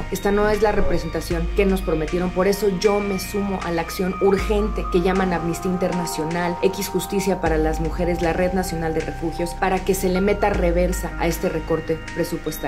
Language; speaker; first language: Spanish; native; Spanish